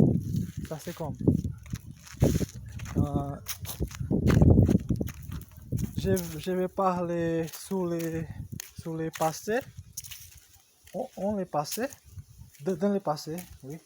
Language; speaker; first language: French; non-native, learner; Portuguese